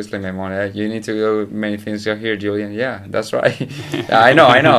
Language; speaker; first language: English; non-native, learner; Spanish